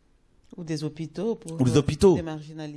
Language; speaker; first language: French; non-native, local second language; Lingala